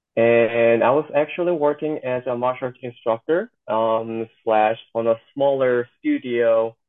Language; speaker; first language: English; non-native, fluent; Korean